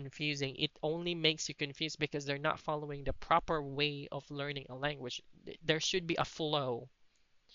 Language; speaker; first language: English; non-native, local second language; Cebuano